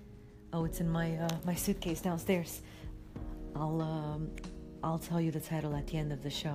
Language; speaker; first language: English; non-native, fluent; Romanian